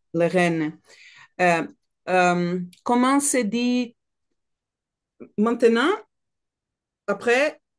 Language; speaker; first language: French; non-native, learner; Portuguese